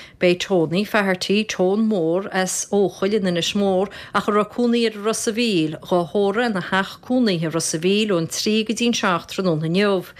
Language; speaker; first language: Irish; native; Irish